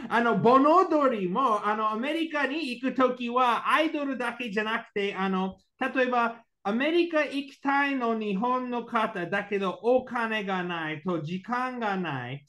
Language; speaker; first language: Japanese; non-native, learner; English